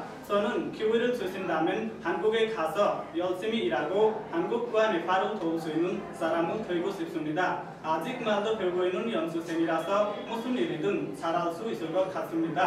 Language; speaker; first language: Korean; non-native, learner; Nepali